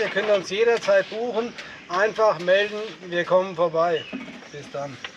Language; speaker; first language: German; native; German